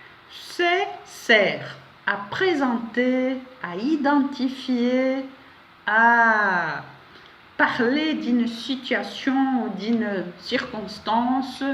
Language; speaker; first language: French; non-native, fluent; Portuguese